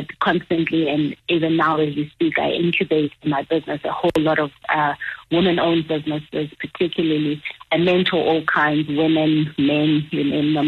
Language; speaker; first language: English; non-native, local second language; Xhosa